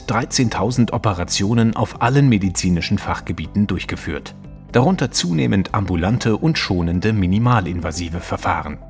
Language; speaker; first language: German; native; German